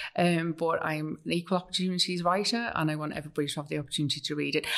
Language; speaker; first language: English; native; English